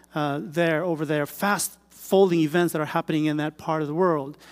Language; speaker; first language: English; non-native, local second language; Filipino